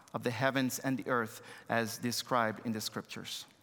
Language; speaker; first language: English; non-native, fluent; Spanish